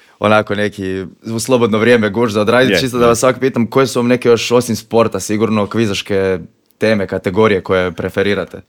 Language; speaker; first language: Croatian; native; Croatian